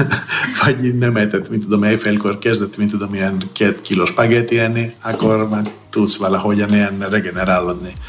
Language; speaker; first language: Hungarian; non-native, fluent; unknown